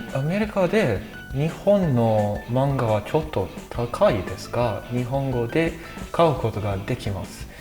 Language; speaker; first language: Japanese; non-native, learner; English